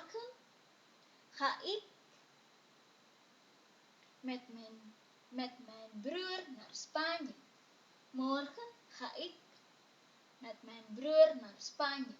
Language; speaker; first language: Dutch; non-native, fluent; Indonesian